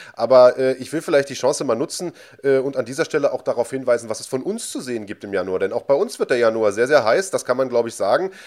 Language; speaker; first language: German; native; German